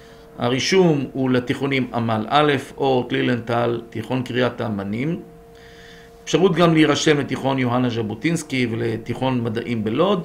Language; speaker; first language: Hebrew; native; Hebrew